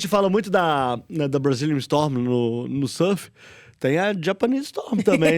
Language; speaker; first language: Portuguese; native; Portuguese